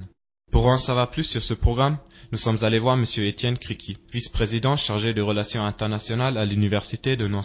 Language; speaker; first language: French; native; French